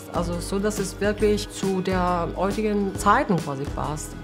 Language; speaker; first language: German; non-native, fluent; Italian